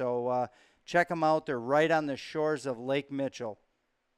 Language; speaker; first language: English; native; English